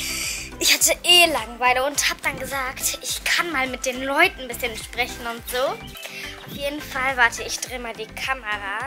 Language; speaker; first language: German; early bilingual, other home language; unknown